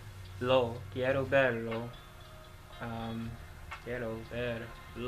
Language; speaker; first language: Spanish; non-native, learner; English